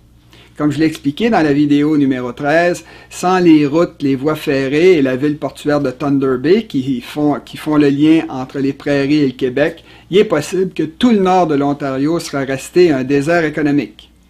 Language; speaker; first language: French; native; French